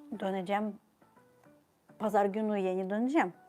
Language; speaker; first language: Turkish; non-native, fluent; Ukrainian